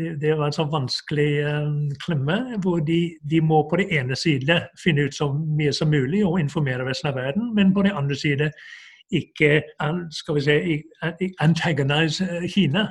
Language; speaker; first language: Norwegian; non-native, fluent; English